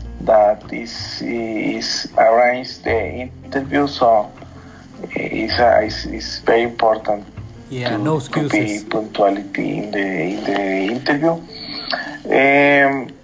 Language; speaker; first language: English; non-native, learner; Spanish